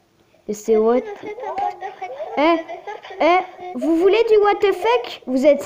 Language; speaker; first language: French; native; French